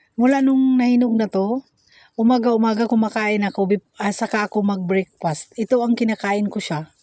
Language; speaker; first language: Filipino; non-native, local second language; Cebuano